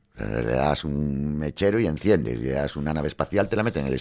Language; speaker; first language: Spanish; native; Spanish